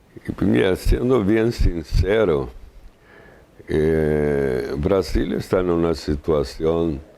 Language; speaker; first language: Spanish; non-native, fluent; Portuguese